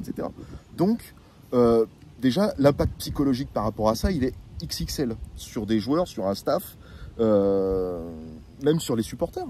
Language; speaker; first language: French; native; French